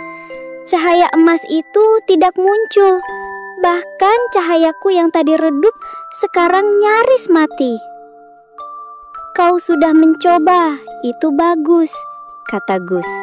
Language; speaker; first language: Indonesian; native; Indonesian